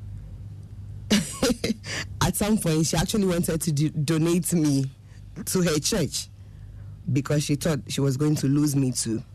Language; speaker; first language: English; non-native, local second language; Akan